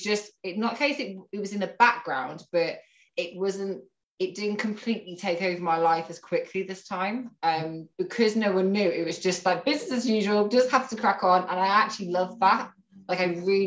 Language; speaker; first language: English; native; English